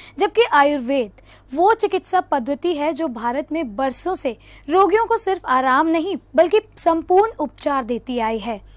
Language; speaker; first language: Hindi; native; Hindi